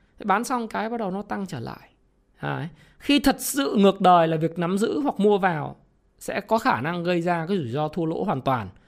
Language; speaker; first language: Vietnamese; native; Vietnamese